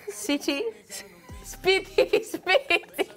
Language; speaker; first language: Greek; early bilingual, heritage; Greek